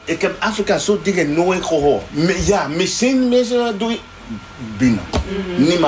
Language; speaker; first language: Dutch; non-native, learner; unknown